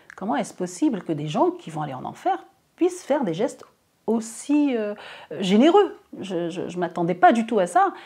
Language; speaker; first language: French; early bilingual, other home language; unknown